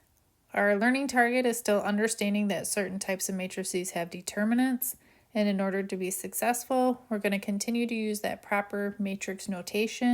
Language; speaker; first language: English; native; English